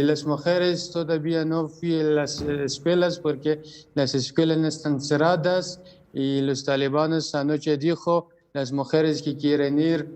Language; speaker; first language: Spanish; non-native, learner; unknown